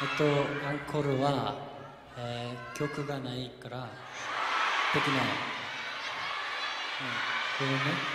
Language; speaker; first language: Japanese; non-native, learner; Korean